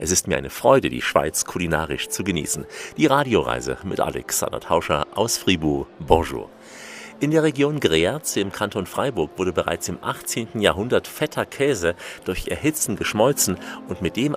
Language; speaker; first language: German; native; German